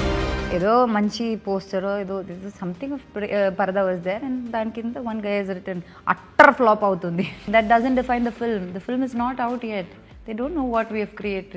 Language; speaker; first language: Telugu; non-native, fluent; Malayalam